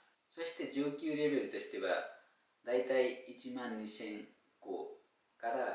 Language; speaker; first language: Japanese; non-native, fluent; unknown